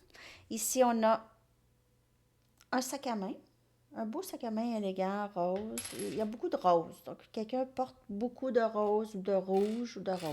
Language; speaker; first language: French; native; French